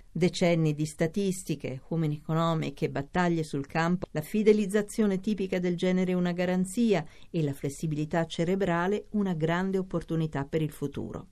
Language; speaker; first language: Italian; native; Italian